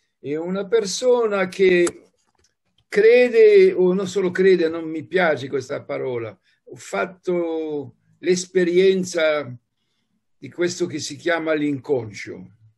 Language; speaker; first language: Italian; non-native, fluent; French